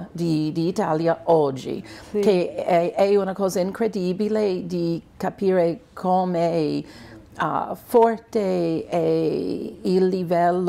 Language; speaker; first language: Italian; non-native, fluent; English